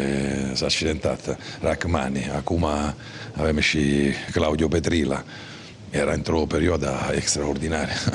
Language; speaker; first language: Romanian; non-native, fluent; Italian